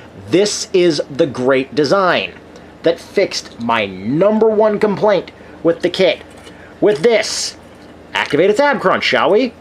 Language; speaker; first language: English; native; English